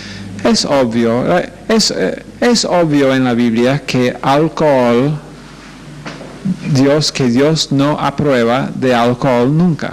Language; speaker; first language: Spanish; non-native, fluent; English